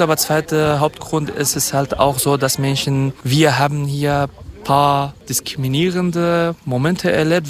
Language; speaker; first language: German; non-native, fluent; Kurdish